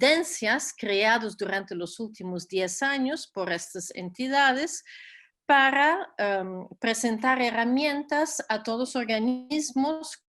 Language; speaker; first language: Spanish; non-native, fluent; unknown